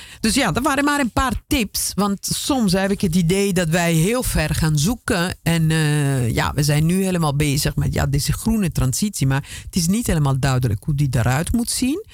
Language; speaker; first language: Dutch; non-native, fluent; Italian